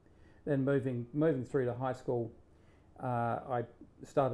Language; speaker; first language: English; native; English